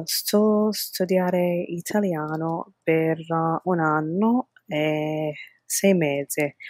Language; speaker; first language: Italian; non-native, learner; Arabic